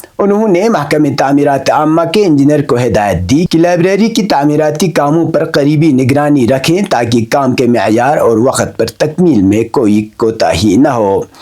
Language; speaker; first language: Urdu; non-native, local second language; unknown